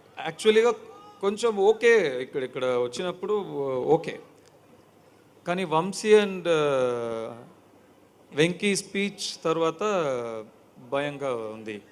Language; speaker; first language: Telugu; non-native, learner; Tamil